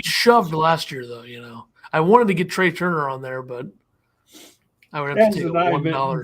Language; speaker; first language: English; native; English